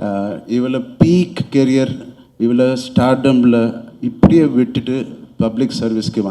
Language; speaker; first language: Tamil; non-native, learner; Telugu